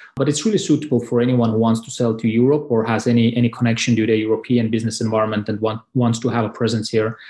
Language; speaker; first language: English; non-native, fluent; Estonian